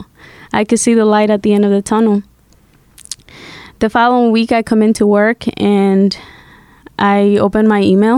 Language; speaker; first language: English; non-native, fluent; Spanish